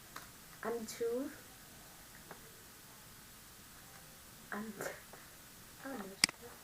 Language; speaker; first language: English; non-native, learner; Vietnamese